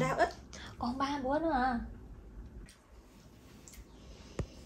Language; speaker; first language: Vietnamese; native; Vietnamese